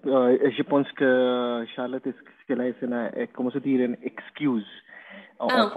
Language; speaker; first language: French; non-native, learner; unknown